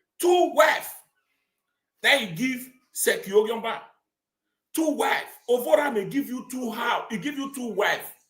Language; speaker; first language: Nigerian Pidgin; non-native, local second language; Bini